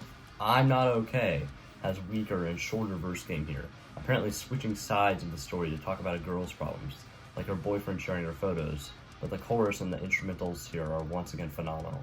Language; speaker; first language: English; native; English